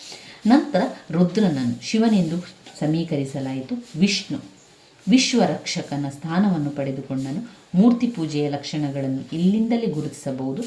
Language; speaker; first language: Kannada; native; Kannada